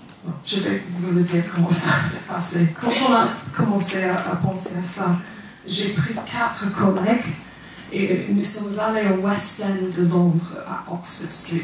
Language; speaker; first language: French; non-native, fluent; English